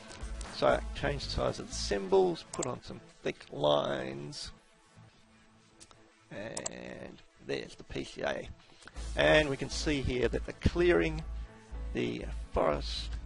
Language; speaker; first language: English; native; English